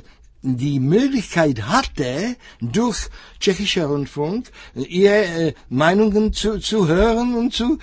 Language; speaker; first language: German; non-native, fluent; Czech